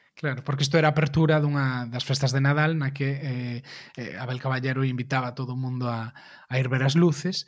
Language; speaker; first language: Galician; native; Galician